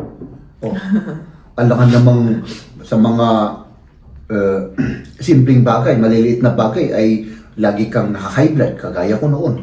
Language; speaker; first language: Filipino; non-native, fluent; German